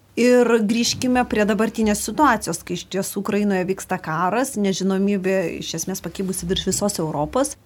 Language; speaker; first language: Lithuanian; native; Lithuanian